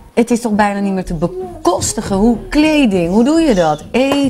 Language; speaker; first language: Dutch; native; Dutch